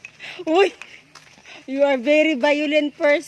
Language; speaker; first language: English; non-native, learner; Cebuano